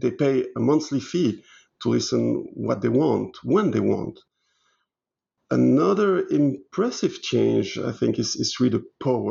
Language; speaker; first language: English; non-native, fluent; French